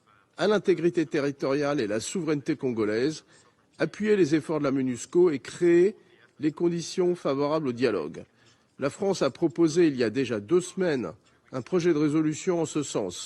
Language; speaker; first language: French; native; French